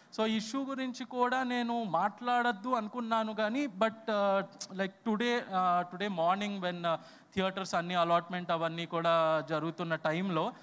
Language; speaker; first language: Telugu; native; Telugu